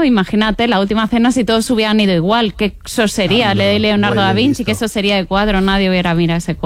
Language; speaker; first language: Spanish; native; Spanish